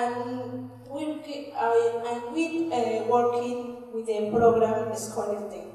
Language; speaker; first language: English; non-native, learner; Spanish